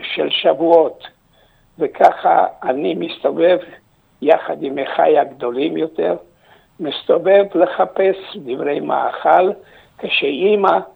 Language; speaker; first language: Hebrew; early bilingual, other home language; Romanian